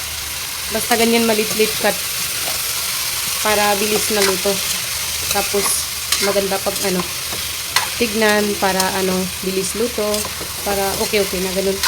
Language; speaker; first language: Filipino; non-native, learner; Punjabi